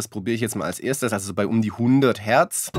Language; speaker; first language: German; native; German